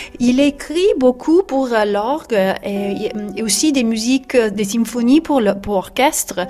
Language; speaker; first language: French; non-native, learner; Italian